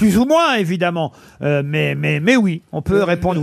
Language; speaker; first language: French; native; French